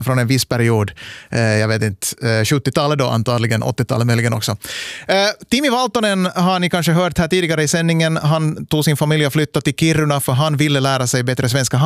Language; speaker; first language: Swedish; native; Swedish